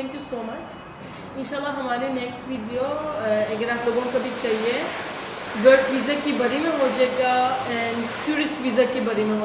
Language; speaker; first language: Hindi; non-native, learner; Turkish